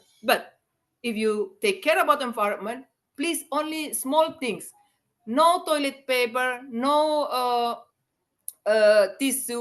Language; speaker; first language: English; non-native, learner; Indonesian